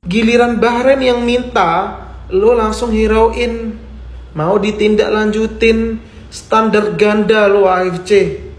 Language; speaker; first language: Indonesian; native; Indonesian